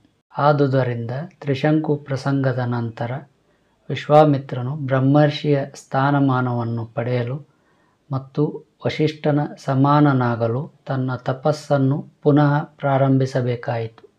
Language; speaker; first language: Kannada; native; Kannada